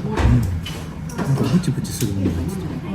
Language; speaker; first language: Japanese; native; Japanese